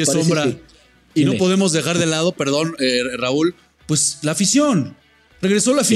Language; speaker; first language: Spanish; native; Spanish